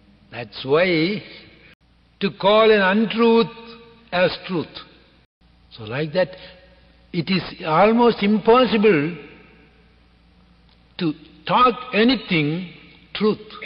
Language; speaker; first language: English; non-native, local second language; Tamil